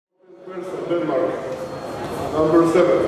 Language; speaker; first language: English; non-native, fluent; Polish